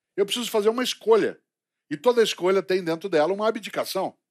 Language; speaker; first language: Portuguese; native; Portuguese